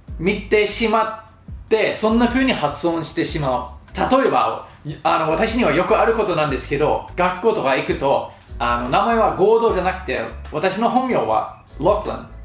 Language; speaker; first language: Japanese; non-native, fluent; English